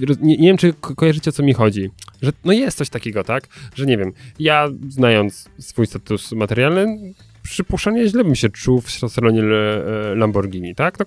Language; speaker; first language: Polish; native; Polish